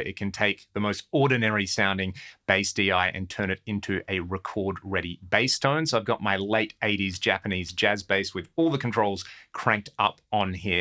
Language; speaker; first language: English; native; English